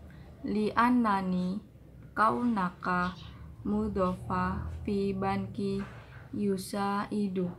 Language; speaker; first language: Arabic; non-native, learner; Indonesian